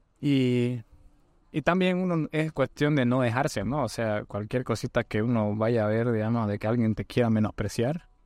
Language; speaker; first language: Spanish; native; Spanish